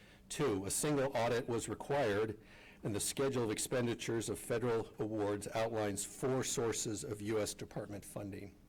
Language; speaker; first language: English; native; English